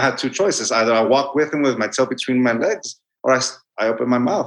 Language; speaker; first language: English; non-native, fluent; Spanish